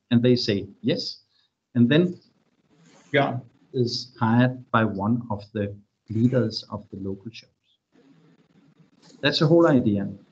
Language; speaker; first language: English; non-native, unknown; Danish